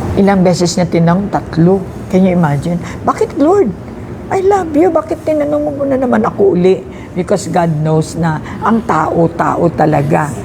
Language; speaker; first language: Filipino; non-native, local second language; Hiligaynon